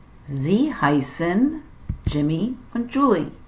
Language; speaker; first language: German; non-native, fluent; English